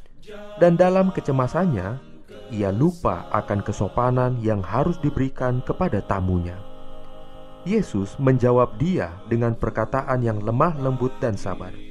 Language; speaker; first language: Indonesian; native; Indonesian